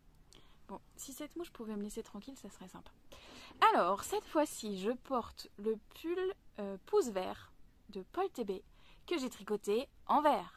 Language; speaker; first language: French; native; French